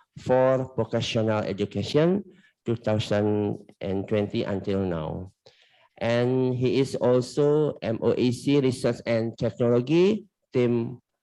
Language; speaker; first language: English; non-native, learner; Indonesian